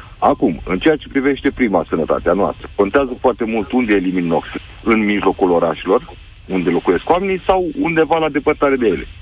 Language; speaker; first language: Romanian; native; Romanian